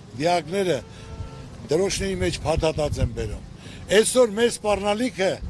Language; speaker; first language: Armenian; native; Armenian